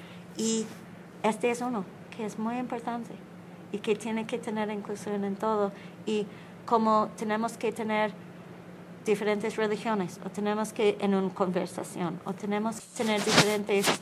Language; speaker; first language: Spanish; non-native, learner; English